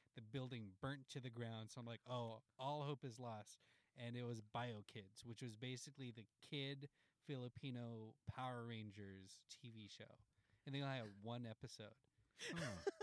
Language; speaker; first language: English; early bilingual, other home language; Spanish